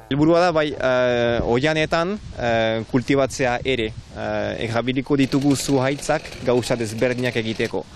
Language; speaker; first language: Basque; non-native, local second language; French